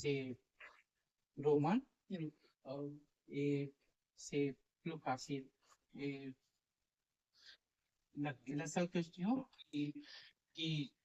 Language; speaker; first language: French; non-native, learner; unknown